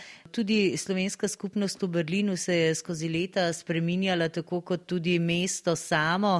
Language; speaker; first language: Slovenian; native; Slovenian